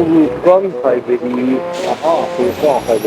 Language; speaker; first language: Persian; native; Persian